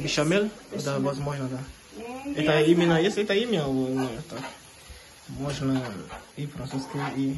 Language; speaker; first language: Russian; non-native, learner; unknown